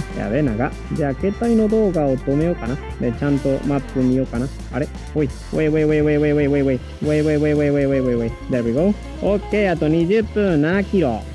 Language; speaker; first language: Japanese; non-native, fluent; Spanish